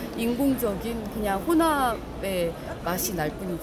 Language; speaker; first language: Korean; native; Korean